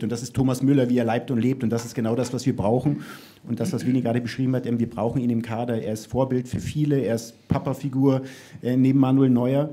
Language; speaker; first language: German; native; German